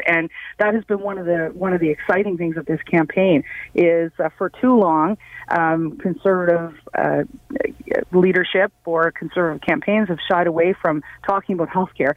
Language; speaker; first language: English; native; English